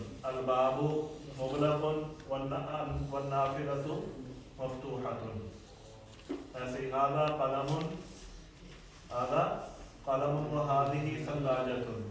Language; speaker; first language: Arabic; non-native, fluent; Urdu